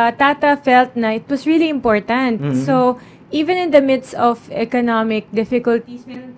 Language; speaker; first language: English; non-native, local second language; Filipino